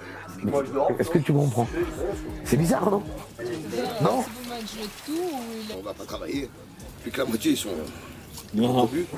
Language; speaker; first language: French; native; French